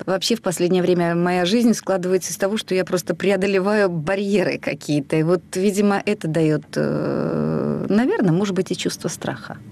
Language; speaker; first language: Russian; native; Russian